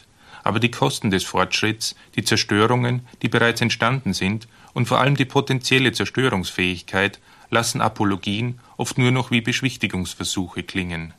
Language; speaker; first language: German; native; German